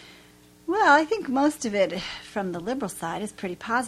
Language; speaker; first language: English; native; English